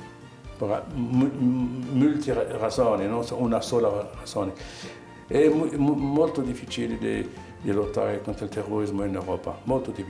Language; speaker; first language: Italian; non-native, learner; Arabic